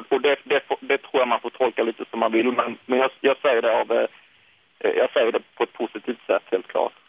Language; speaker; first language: Swedish; native; Swedish